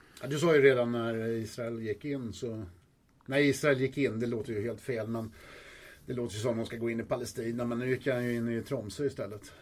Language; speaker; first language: Swedish; native; Swedish